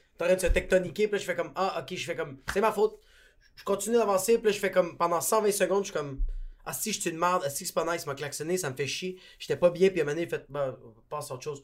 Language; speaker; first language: French; native; French